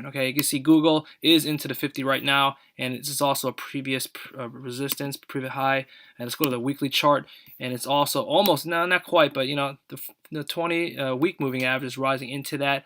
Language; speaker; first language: English; native; English